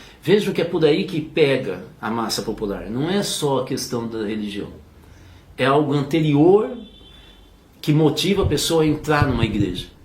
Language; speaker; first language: Portuguese; native; Portuguese